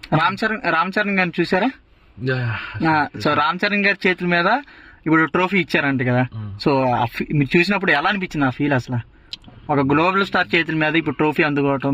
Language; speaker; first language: Telugu; native; Telugu